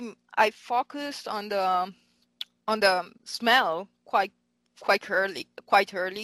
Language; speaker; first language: English; non-native, fluent; Italian